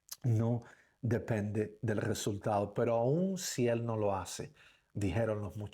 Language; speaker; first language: Spanish; native; Spanish